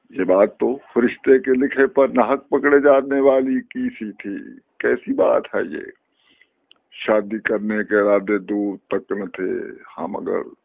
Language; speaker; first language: Urdu; non-native, local second language; Punjabi